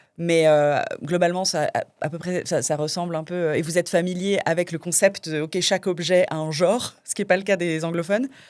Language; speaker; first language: French; native; French